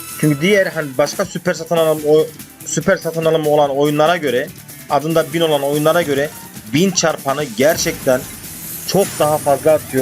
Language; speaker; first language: Turkish; native; Turkish